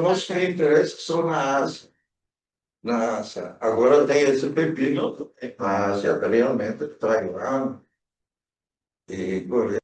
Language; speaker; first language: Portuguese; early bilingual, other home language; German